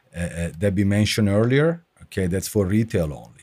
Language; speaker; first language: English; non-native, fluent; Italian